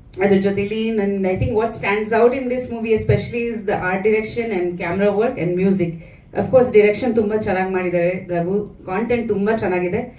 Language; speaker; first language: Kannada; non-native, fluent; Bangla